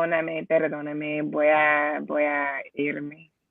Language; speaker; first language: Spanish; non-native, learner; English